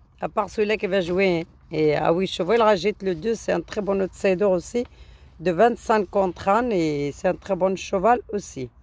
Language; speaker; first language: French; non-native, learner; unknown